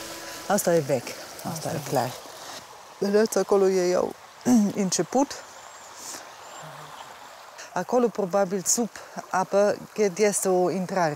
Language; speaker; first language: Romanian; non-native, fluent; German